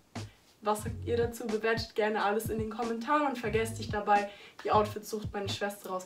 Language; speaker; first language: German; native; German